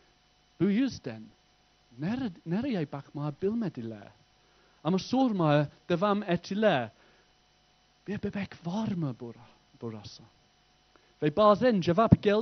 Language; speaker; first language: Turkish; non-native, fluent; English